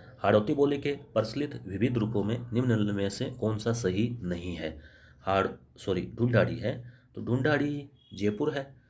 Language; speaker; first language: Hindi; native; Hindi